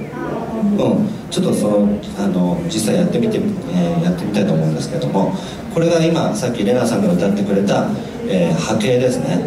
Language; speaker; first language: Japanese; native; Japanese